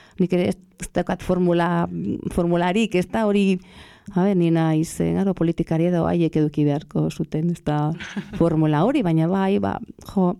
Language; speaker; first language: Basque; non-native, local second language; Spanish